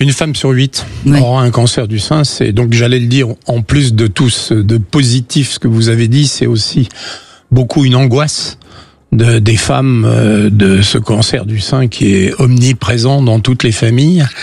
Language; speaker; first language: French; native; French